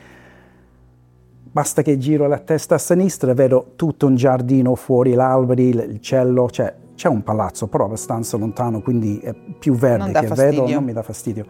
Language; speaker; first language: Italian; non-native, fluent; English